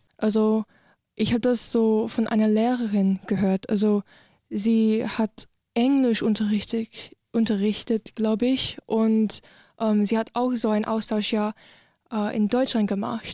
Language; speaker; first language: German; non-native, learner; English